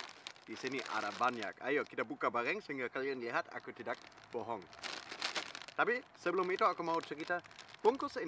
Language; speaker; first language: Indonesian; non-native, fluent; German